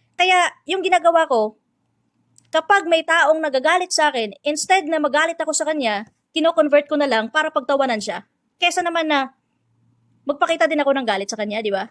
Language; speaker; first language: Filipino; non-native, local second language; Hiligaynon